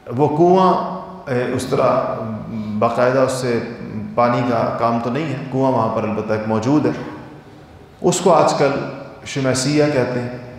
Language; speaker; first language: Urdu; native; Urdu